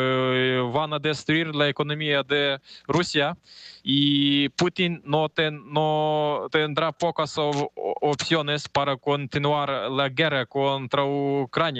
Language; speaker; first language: Spanish; non-native, fluent; Ukrainian